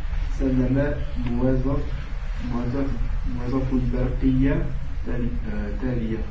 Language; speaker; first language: Arabic; non-native, learner; French